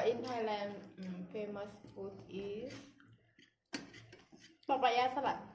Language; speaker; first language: English; non-native, learner; Thai